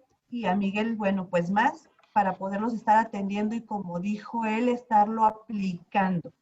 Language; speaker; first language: Spanish; native; Spanish